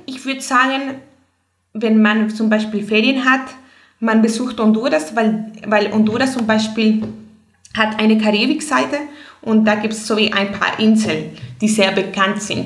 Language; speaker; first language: German; non-native, fluent; Spanish